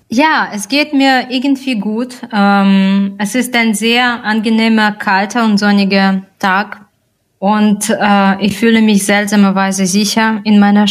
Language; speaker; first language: German; non-native, fluent; Russian